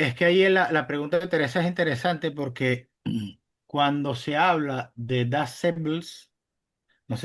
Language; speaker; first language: Spanish; native; Spanish